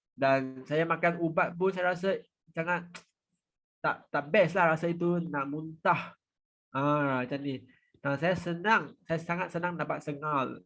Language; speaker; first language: Malay; non-native, fluent; Vietnamese